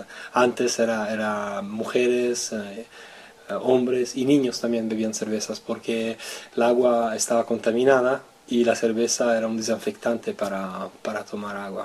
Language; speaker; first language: Spanish; non-native, fluent; French